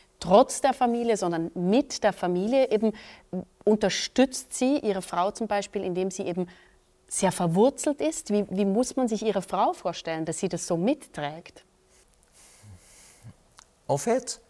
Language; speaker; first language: German; native; German